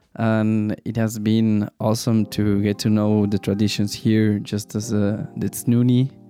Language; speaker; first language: English; non-native, fluent; Spanish